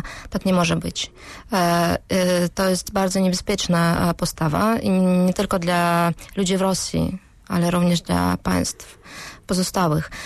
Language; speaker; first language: Polish; non-native, fluent; Russian